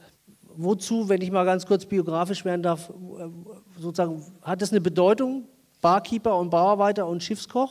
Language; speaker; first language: German; native; German